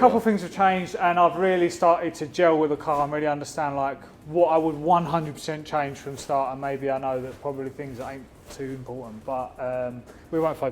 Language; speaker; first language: English; native; English